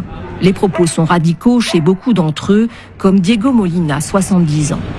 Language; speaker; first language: French; native; French